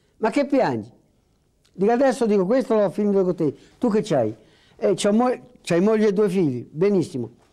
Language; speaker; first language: Italian; native; Italian